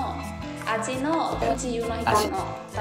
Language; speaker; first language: Japanese; non-native, fluent; Burmese